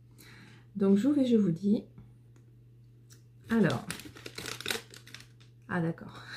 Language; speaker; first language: French; native; French